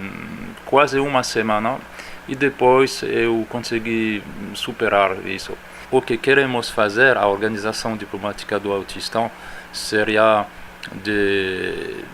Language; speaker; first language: Portuguese; non-native, fluent; French